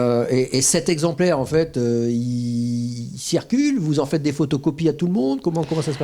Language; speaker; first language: French; native; French